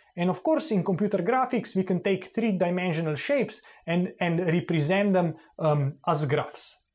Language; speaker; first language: English; non-native, fluent; Slovenian